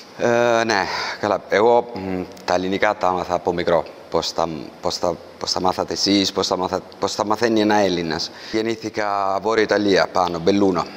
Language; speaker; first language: Greek; early bilingual, heritage; Greek